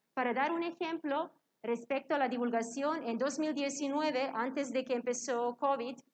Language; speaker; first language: Spanish; non-native, fluent; Serbian